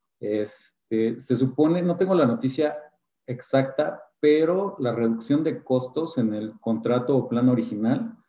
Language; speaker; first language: Spanish; native; Spanish